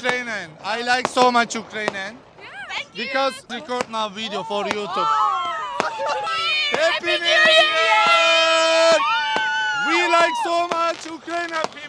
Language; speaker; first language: English; non-native, learner; Turkish